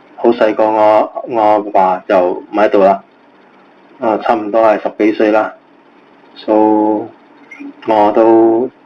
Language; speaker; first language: Cantonese; native; Cantonese